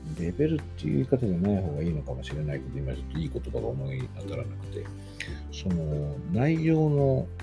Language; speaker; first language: Japanese; native; Japanese